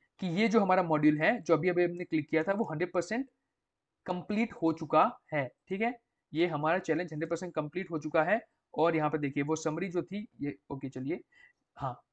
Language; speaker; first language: Hindi; non-native, local second language; Gujarati